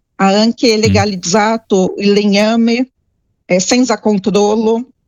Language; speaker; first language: Italian; non-native, fluent; Portuguese